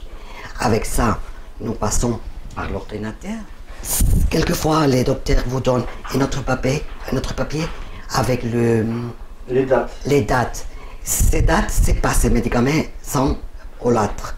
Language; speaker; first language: French; non-native, learner; Spanish